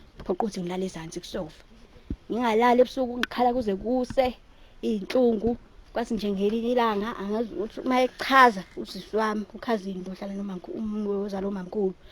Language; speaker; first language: Zulu; native; Zulu